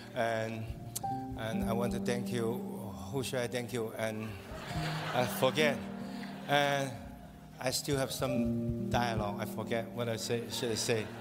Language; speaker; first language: English; non-native, local second language; Cantonese